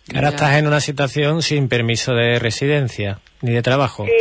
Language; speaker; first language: Spanish; native; Spanish